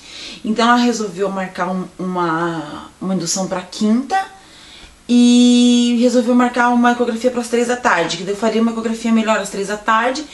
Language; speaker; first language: Portuguese; native; Portuguese